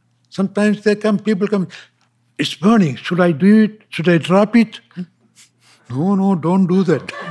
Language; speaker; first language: English; non-native, local second language; Tamil